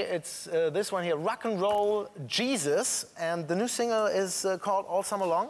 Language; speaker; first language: English; non-native, fluent; German